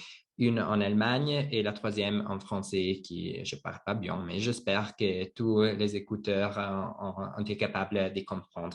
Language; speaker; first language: French; non-native, learner; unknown